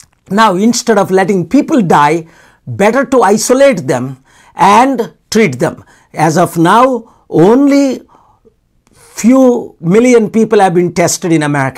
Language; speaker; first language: English; non-native, local second language; Telugu